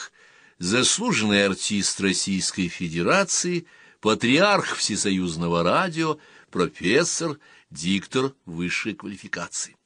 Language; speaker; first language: Russian; native; Russian